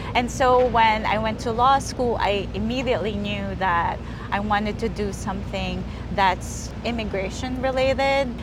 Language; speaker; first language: English; early bilingual, other home language; Filipino